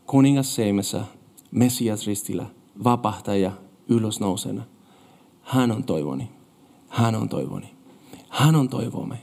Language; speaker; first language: Finnish; non-native, fluent; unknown